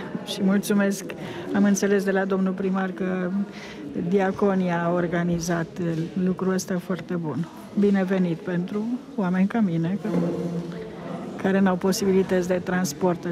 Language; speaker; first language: Romanian; non-native, local second language; Hungarian